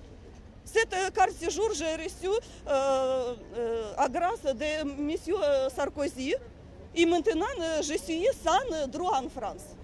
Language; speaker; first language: French; non-native, learner; Russian